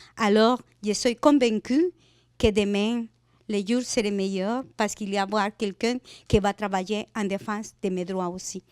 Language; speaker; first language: French; non-native, fluent; Spanish